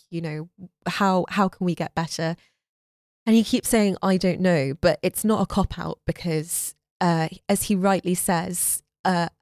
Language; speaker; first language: English; native; English